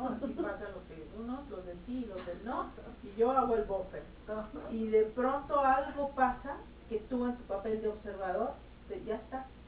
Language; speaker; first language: Spanish; native; Spanish